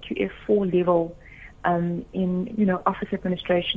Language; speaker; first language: English; native; English